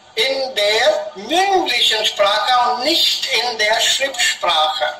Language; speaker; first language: German; non-native, fluent; Hindi